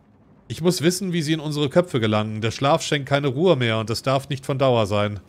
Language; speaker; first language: German; native; German